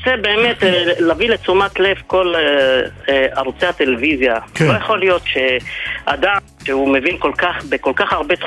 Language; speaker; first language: Hebrew; early bilingual, other home language; Arabic